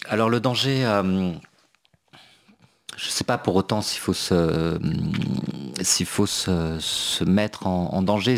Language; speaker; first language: French; native; French